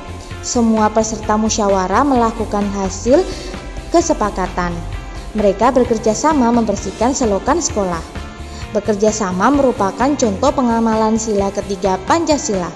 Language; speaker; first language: Indonesian; native; Indonesian